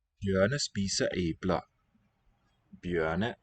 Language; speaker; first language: Danish; non-native, learner; English